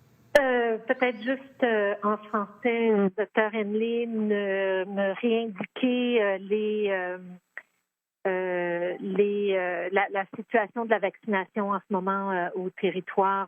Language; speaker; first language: French; native; French